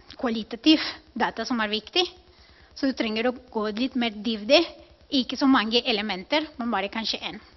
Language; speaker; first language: Norwegian; non-native, fluent; Spanish